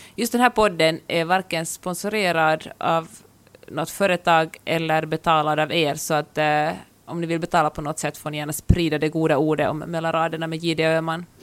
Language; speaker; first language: Swedish; native; Swedish